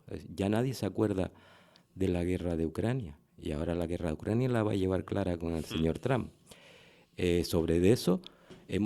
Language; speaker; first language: Spanish; native; Spanish